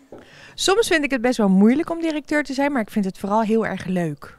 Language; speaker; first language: Dutch; native; Dutch